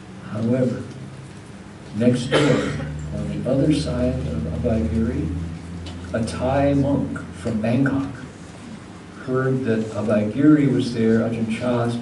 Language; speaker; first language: English; native; English